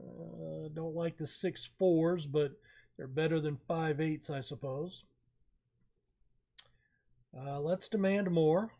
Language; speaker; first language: English; native; English